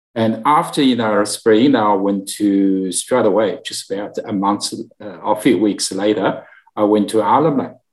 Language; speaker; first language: English; non-native, learner; Chinese